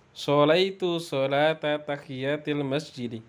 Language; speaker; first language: Arabic; non-native, learner; Indonesian